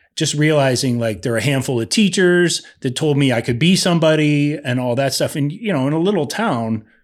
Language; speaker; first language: English; native; English